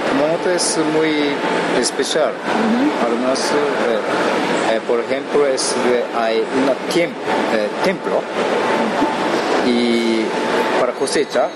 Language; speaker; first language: Spanish; non-native, learner; Japanese